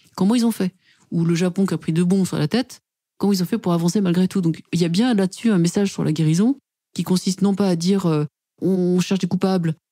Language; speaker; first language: French; native; French